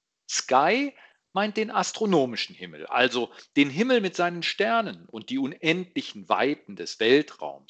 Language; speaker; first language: German; native; German